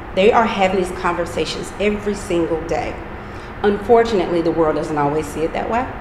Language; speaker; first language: English; native; English